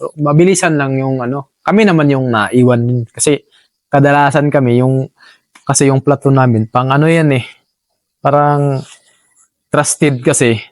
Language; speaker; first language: Filipino; non-native, local second language; Cebuano